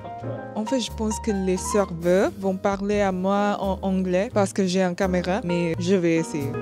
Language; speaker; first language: French; non-native, learner; English